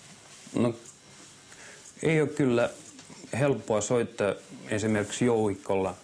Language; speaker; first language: Finnish; non-native, fluent; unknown